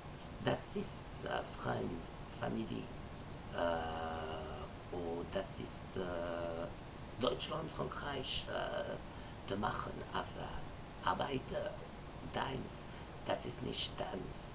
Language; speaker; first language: German; non-native, learner; French